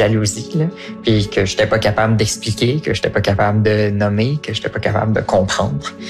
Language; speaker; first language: French; native; French